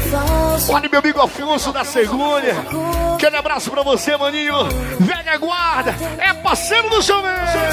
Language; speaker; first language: Portuguese; native; Portuguese